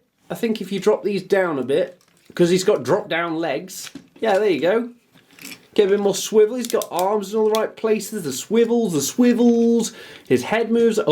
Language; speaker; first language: English; native; English